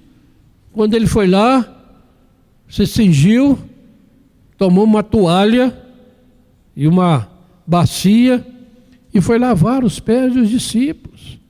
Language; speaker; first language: Portuguese; native; Portuguese